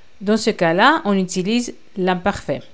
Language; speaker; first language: French; non-native, fluent; Spanish